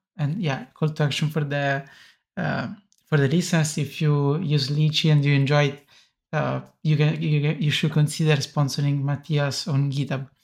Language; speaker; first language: English; non-native, fluent; Italian